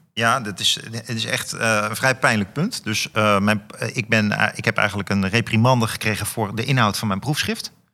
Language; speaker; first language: Dutch; native; Dutch